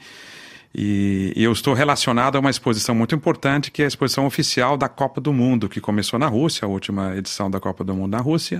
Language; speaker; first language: Portuguese; native; Portuguese